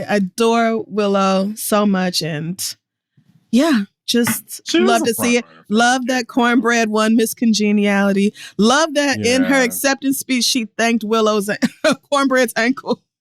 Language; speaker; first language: English; native; English